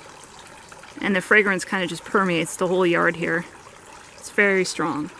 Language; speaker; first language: English; native; English